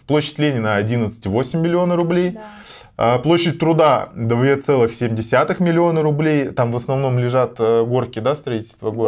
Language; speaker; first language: Russian; native; Russian